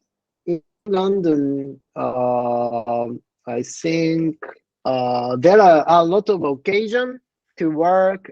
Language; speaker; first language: English; non-native, learner; Japanese